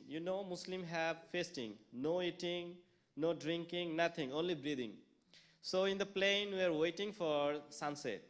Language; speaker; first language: English; non-native, local second language; Bangla